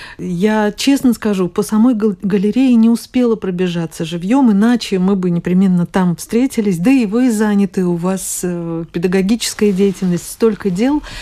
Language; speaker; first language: Russian; native; Russian